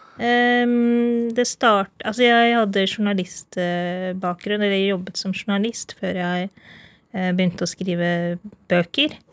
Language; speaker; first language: Norwegian; early bilingual, other home language; Urdu